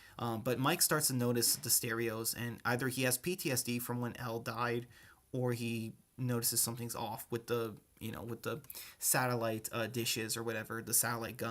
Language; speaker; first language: English; native; English